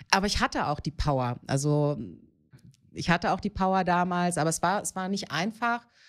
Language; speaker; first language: German; native; German